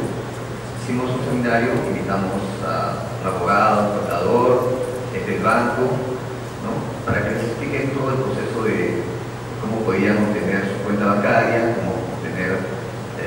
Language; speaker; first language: Spanish; native; Spanish